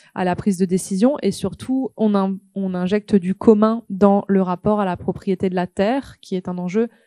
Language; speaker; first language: French; native; French